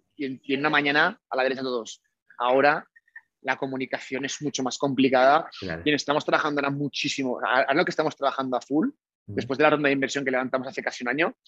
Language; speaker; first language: Spanish; native; Spanish